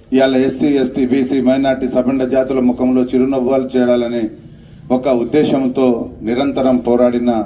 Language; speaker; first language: Telugu; non-native, local second language; Lambadi